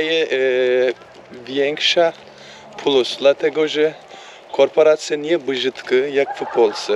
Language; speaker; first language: Polish; non-native, learner; Turkish